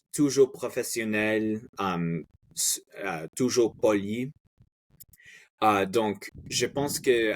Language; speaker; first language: French; non-native, fluent; Spanish